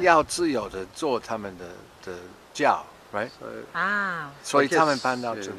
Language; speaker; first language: Chinese; non-native, fluent; English